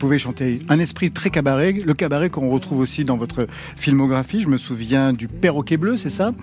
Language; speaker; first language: French; native; French